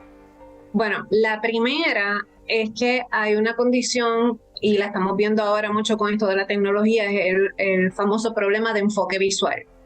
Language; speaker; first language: Spanish; native; Spanish